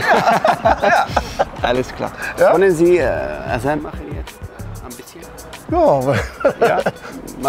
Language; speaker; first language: German; non-native, learner; Arabic